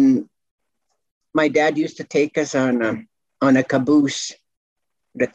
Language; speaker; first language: English; non-native, local second language; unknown